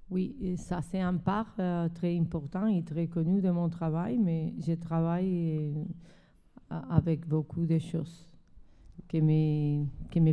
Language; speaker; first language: French; non-native, learner; Spanish